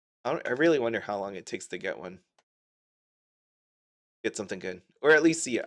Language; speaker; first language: English; native; English